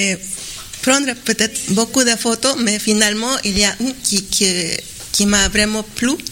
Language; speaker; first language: French; non-native, learner; Spanish